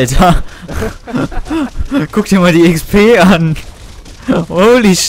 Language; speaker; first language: German; native; German